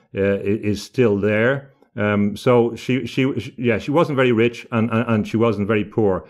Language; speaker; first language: English; native; English